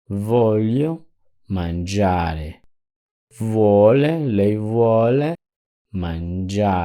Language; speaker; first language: Italian; non-native, fluent; Spanish